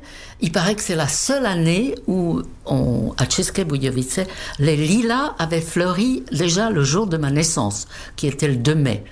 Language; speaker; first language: French; non-native, fluent; Czech